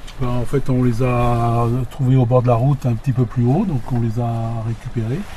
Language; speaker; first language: French; native; French